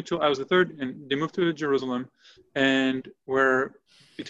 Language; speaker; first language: English; non-native, fluent; Hebrew